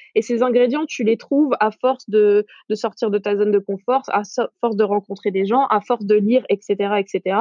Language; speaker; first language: French; non-native, local second language; Arabic